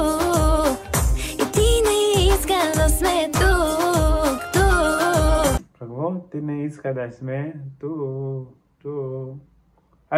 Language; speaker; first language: Bulgarian; non-native, learner; Portuguese